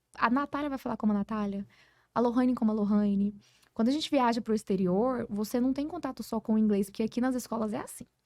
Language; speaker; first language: Portuguese; early bilingual, heritage; Portuguese